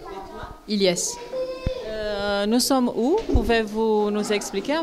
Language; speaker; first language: French; non-native, learner; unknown